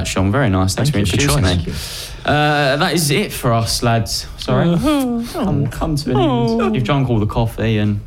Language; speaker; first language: English; native; English